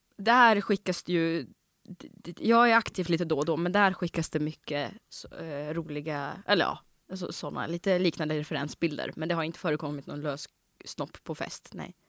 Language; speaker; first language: Swedish; native; Swedish